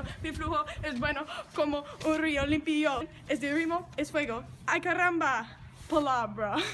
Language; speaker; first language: Spanish; non-native, learner; English